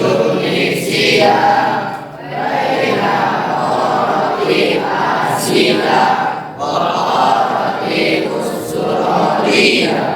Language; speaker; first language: Arabic; non-native, fluent; Indonesian